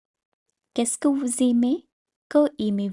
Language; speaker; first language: French; non-native, fluent; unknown